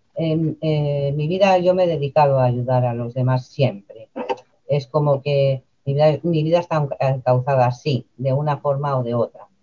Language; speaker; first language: Spanish; native; Spanish